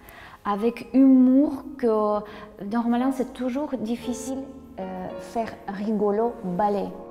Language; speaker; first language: French; non-native, learner; Russian